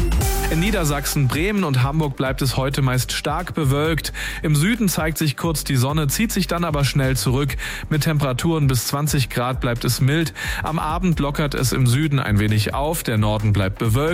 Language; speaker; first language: German; native; German